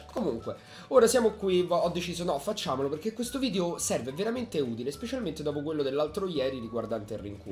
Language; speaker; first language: Italian; native; Italian